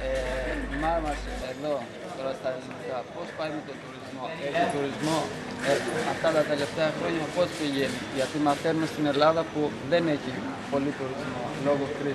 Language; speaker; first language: Greek; non-native, fluent; Albanian